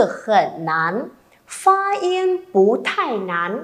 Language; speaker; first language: Chinese; non-native, fluent; Vietnamese